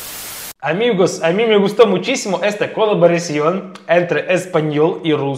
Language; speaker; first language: Spanish; non-native, fluent; Russian